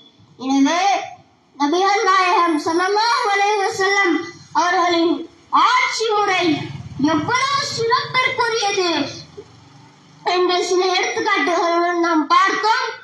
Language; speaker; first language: Tamil; native; Tamil